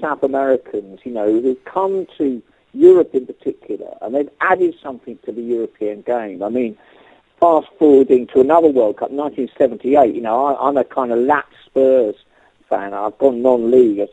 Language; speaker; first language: English; native; English